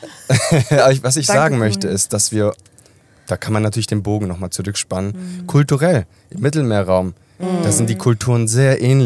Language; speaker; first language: German; early bilingual, other home language; Italian